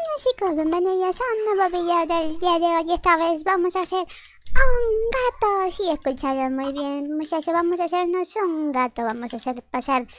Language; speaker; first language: Spanish; native; Spanish